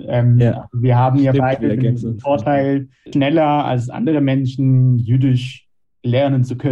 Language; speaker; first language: German; non-native, fluent; Hebrew